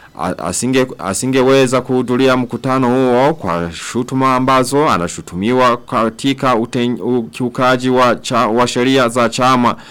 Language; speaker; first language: Swahili; non-native, local second language; Rundi